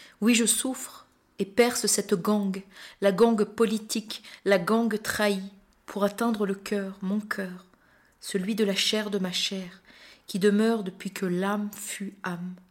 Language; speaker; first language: French; native; French